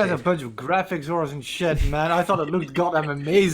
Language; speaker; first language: English; native; English